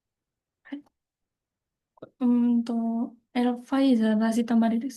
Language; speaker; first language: Japanese; non-native, fluent; Indonesian